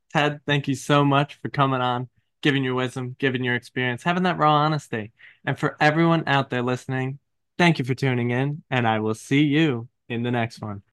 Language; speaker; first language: English; native; English